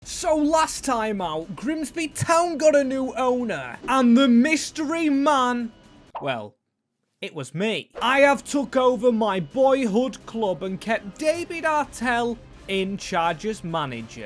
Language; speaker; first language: English; native; English